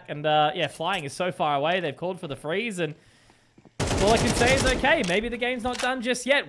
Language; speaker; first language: English; native; English